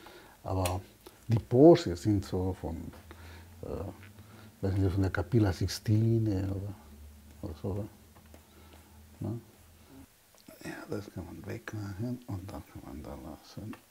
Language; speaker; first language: German; non-native, fluent; Spanish